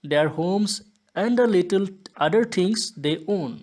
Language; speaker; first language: English; non-native, local second language; Assamese